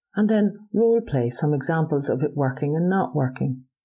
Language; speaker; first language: English; native; English